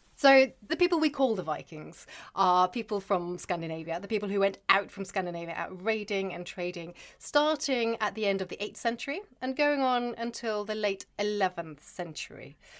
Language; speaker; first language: English; non-native, fluent; Norwegian